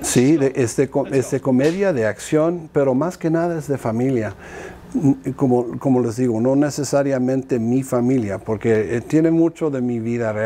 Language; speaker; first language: Spanish; early bilingual, heritage; Spanish